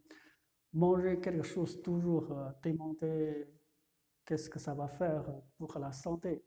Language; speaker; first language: French; non-native, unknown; Chinese